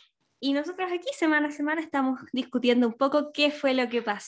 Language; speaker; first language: Spanish; native; Spanish